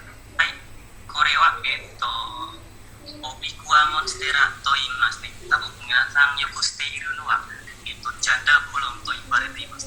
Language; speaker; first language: Japanese; non-native, learner; Indonesian